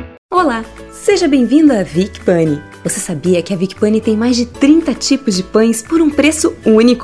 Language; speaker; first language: Portuguese; native; Portuguese